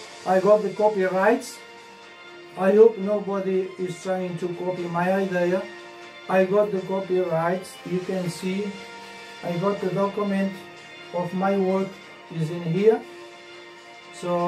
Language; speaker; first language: English; non-native, learner; Portuguese